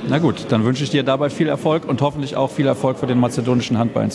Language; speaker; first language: German; native; German